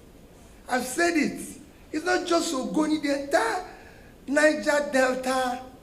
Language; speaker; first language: English; non-native, local second language; Igbo